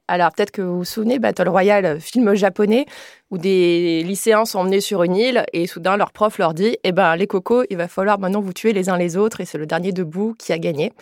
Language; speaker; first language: French; native; French